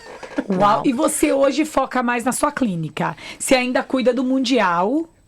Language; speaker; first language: Portuguese; native; Portuguese